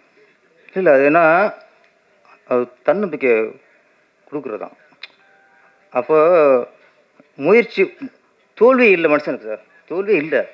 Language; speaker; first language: Tamil; native; Tamil